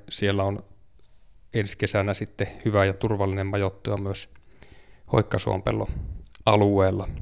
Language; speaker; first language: Finnish; native; Finnish